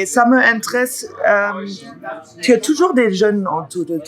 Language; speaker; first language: French; non-native, fluent; German